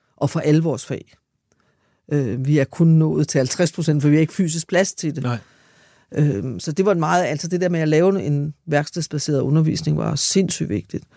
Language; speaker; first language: Danish; native; Danish